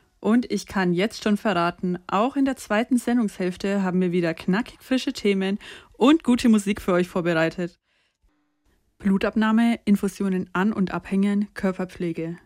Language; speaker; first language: German; native; German